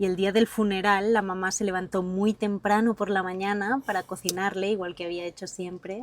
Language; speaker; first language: Spanish; native; Spanish